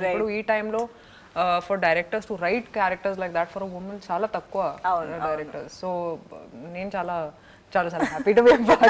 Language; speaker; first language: Telugu; non-native, fluent; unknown